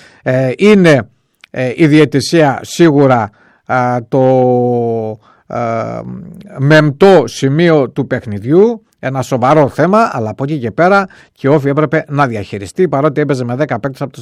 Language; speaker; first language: Greek; native; Greek